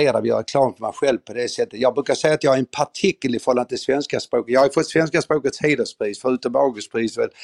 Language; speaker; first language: Swedish; native; Swedish